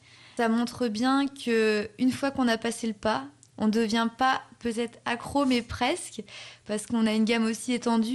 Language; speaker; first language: French; native; French